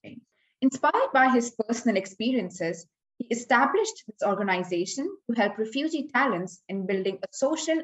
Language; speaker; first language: English; non-native, local second language; Hindi